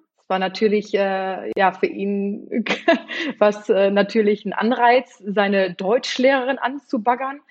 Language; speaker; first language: German; early bilingual, other home language; Polish